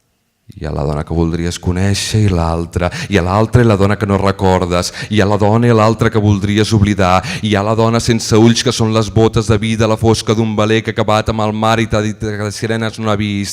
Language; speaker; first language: Catalan; native; Catalan